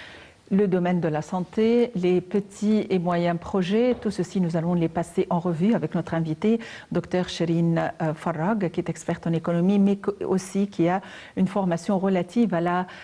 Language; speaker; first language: French; non-native, fluent; Arabic